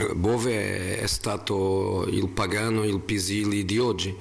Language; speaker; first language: Italian; non-native, fluent; Portuguese